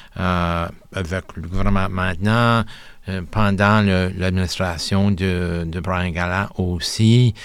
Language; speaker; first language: French; non-native, local second language; English